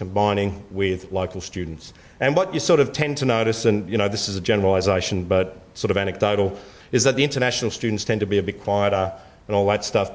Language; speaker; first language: English; native; English